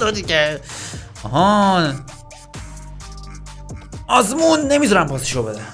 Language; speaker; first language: Persian; native; Persian